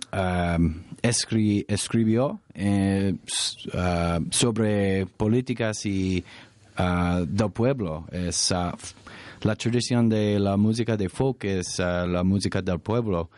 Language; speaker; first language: Spanish; non-native, learner; English